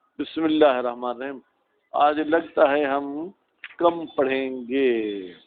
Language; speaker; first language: Urdu; non-native, local second language; Sindhi